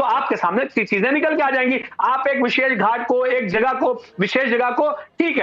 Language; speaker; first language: Hindi; native; Hindi